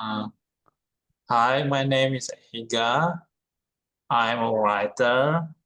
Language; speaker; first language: English; non-native, learner; Indonesian